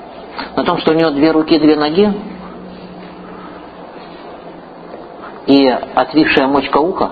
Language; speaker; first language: Russian; native; Russian